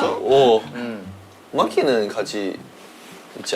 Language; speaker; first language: Korean; non-native, fluent; Japanese